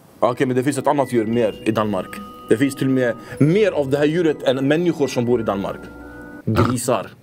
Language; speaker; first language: Swedish; early bilingual, other home language; Arabic